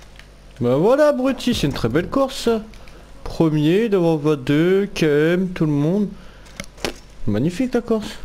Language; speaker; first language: French; native; French